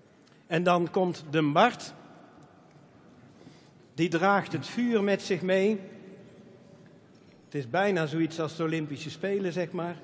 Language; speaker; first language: Dutch; native; Dutch